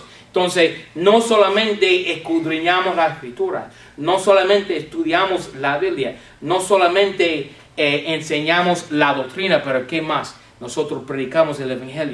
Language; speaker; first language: Spanish; non-native, fluent; English